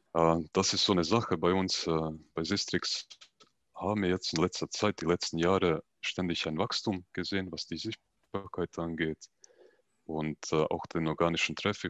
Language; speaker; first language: German; native; German